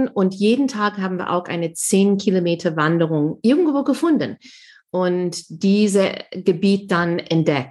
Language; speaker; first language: German; non-native, fluent; English